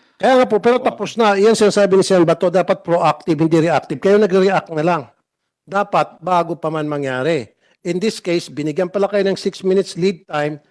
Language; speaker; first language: Filipino; native; Filipino